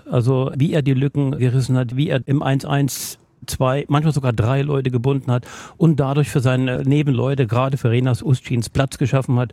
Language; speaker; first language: German; native; German